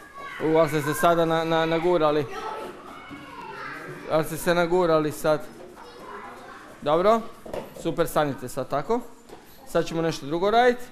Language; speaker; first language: Croatian; native; Croatian